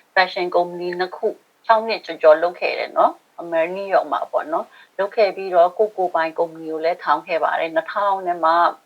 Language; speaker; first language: Burmese; non-native, local second language; Shan